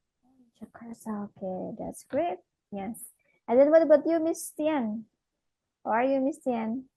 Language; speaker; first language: English; non-native, fluent; Indonesian